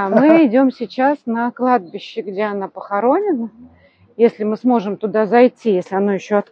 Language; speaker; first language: Russian; native; Russian